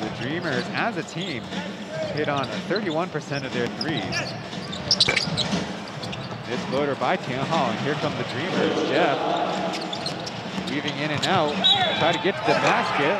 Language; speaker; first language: English; native; English